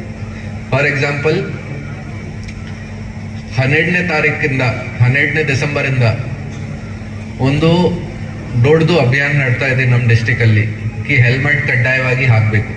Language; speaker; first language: Kannada; non-native, learner; Hindi